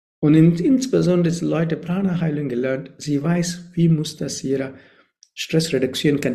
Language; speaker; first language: German; non-native, learner; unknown